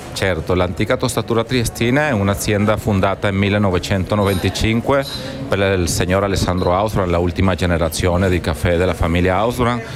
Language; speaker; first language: Italian; non-native, fluent; Spanish